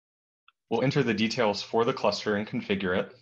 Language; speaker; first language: English; native; English